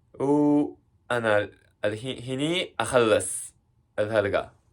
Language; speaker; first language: Arabic; non-native, learner; Japanese